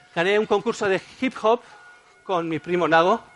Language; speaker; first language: Spanish; non-native, fluent; Wolof